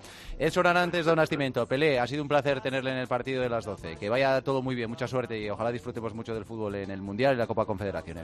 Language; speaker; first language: Spanish; native; Spanish